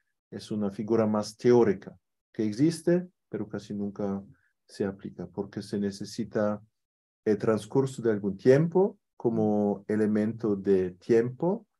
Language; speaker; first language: Spanish; non-native, fluent; German